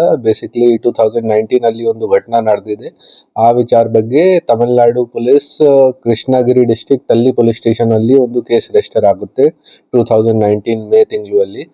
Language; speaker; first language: Kannada; non-native, local second language; Hindi